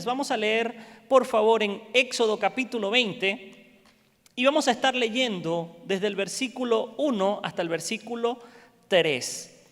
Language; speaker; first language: Spanish; native; Spanish